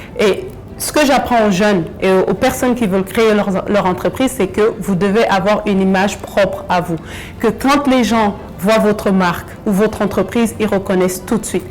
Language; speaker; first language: French; early bilingual, other home language; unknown